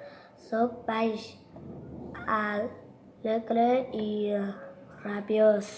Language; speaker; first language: Catalan; non-native, learner; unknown